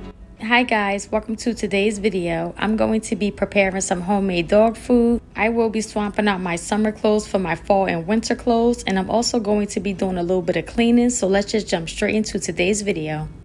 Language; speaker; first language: English; native; English